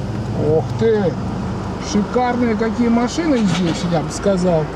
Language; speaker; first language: Russian; native; Russian